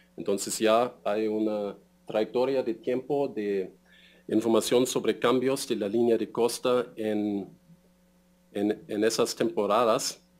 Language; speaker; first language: Spanish; non-native, fluent; German